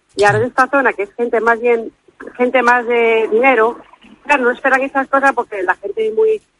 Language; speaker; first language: Spanish; native; Spanish